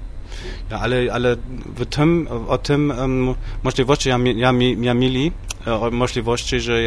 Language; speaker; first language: Polish; non-native, learner; German